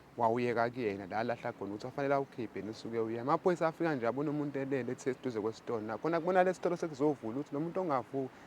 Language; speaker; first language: Zulu; native; Zulu